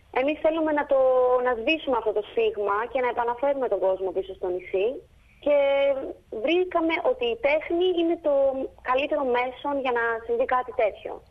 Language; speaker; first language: Greek; native; Greek